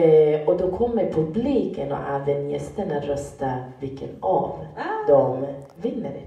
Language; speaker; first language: Swedish; native; Swedish